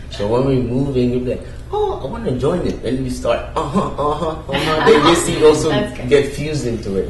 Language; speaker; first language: English; non-native, local second language; Ewe